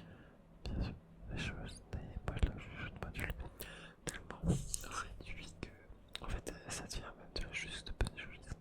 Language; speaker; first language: French; native; French